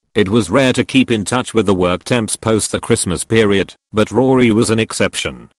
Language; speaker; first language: English; early bilingual, other home language; Serbian